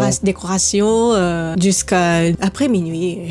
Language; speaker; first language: French; non-native, learner; Japanese